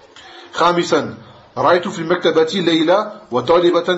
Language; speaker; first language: Arabic; non-native, fluent; French